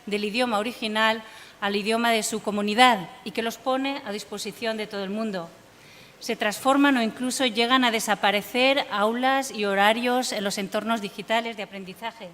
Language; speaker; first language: Spanish; native; Spanish